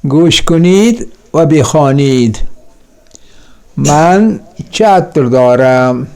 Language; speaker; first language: Persian; non-native, fluent; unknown